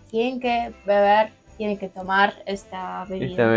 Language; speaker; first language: Spanish; non-native, learner; Ukrainian